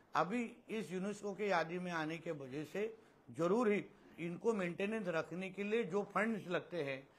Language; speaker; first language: Hindi; non-native, local second language; Marathi